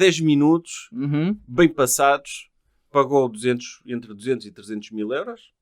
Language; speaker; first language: Portuguese; native; Portuguese